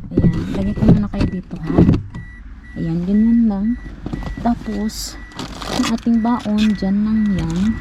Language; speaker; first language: Filipino; non-native, local second language; Cebuano